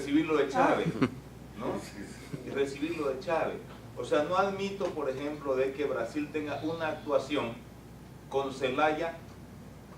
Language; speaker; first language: Spanish; native; Spanish